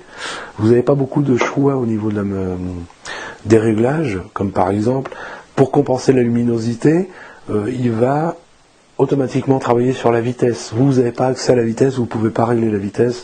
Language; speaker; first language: French; native; French